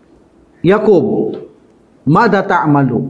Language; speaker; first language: Arabic; non-native, fluent; Filipino